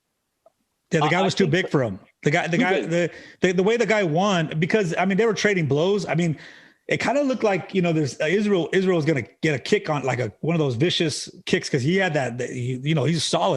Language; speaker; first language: English; native; English